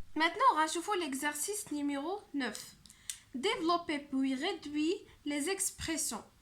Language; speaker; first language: French; non-native, local second language; Arabic